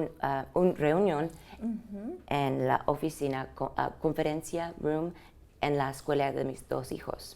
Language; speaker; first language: Spanish; early bilingual, heritage; English